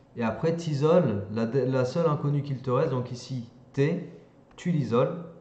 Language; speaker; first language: French; native; French